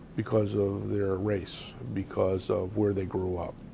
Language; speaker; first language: English; native; English